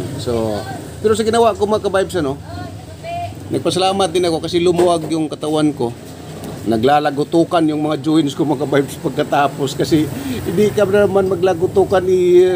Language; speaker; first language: Filipino; non-native, local second language; Cebuano